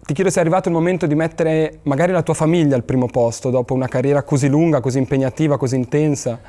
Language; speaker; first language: Italian; native; Italian